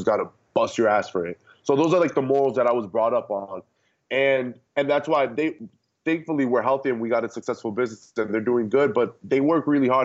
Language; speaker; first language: English; early bilingual, other home language; Spanish